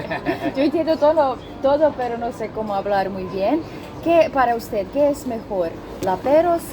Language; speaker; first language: Spanish; non-native, learner; Croatian